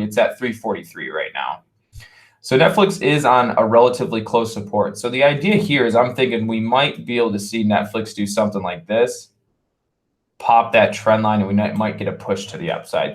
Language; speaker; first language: English; native; English